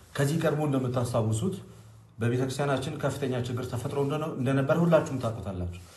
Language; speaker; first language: Amharic; non-native, local second language; Oromo